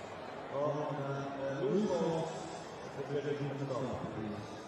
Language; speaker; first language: Welsh; native; Welsh